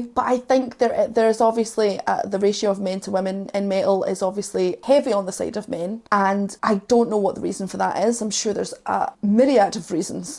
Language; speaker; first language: English; native; English